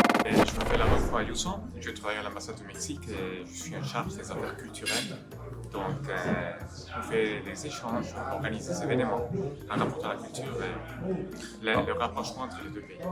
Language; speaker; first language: French; non-native, fluent; Spanish